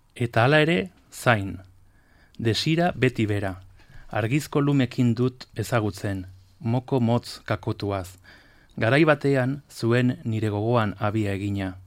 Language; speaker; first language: Basque; non-native, local second language; Spanish